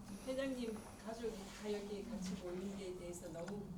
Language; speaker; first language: Korean; native; Korean